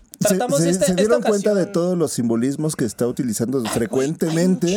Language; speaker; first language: Spanish; native; Spanish